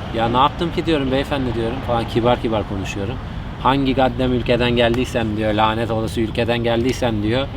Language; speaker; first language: Turkish; native; Turkish